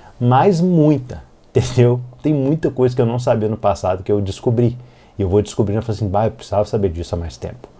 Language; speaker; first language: Portuguese; native; Portuguese